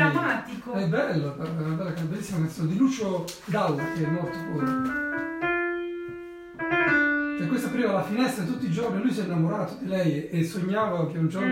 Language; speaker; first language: Italian; non-native, learner; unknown